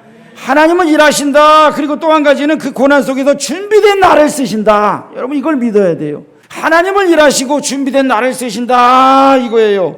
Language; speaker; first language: Korean; native; Korean